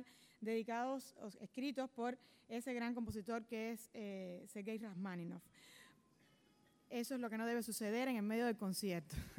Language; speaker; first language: Spanish; native; Spanish